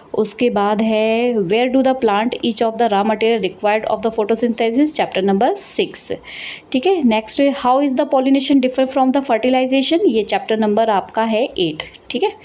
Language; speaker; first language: Hindi; native; Hindi